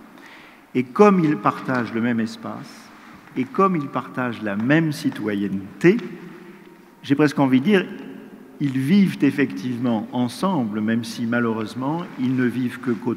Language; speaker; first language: French; native; French